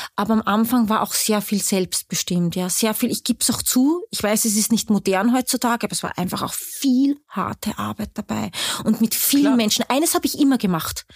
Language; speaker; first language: German; native; German